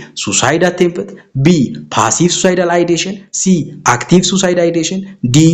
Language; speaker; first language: English; non-native, local second language; Amharic